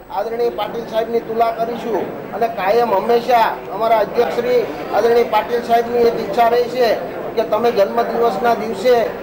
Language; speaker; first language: Gujarati; native; Gujarati